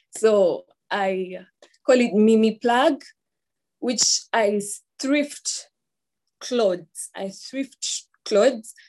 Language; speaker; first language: English; non-native, local second language; Ganda